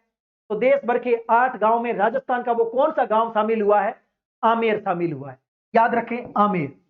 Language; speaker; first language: Hindi; native; Hindi